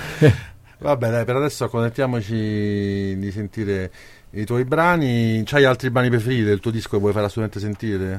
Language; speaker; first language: Italian; native; Italian